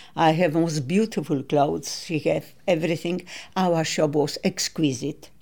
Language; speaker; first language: English; non-native, learner; Polish